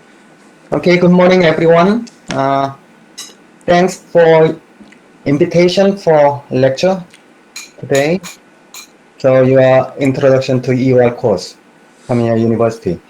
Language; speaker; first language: English; non-native, fluent; Korean